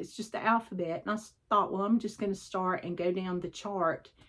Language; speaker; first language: English; native; English